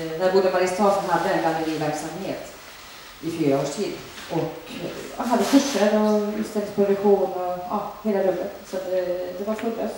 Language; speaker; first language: Swedish; early bilingual, other home language; Finnish